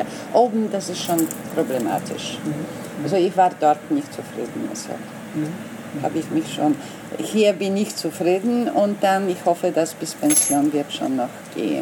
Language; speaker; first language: German; non-native, learner; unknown